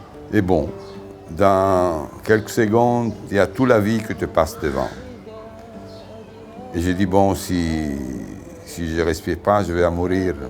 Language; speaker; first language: French; non-native, fluent; Italian